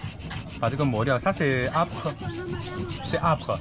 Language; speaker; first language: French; non-native, learner; Chinese